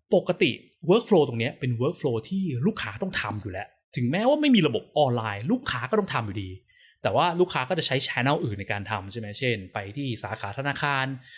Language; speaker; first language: Thai; native; Thai